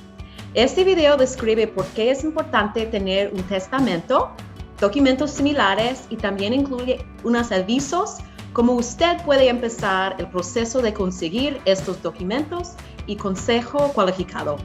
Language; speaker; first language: Spanish; non-native, learner; English